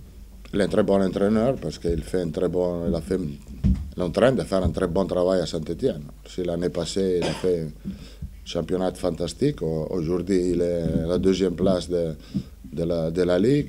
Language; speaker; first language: French; non-native, fluent; Italian